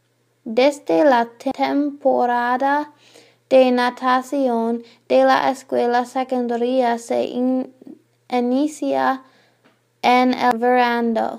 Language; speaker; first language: Spanish; non-native, learner; English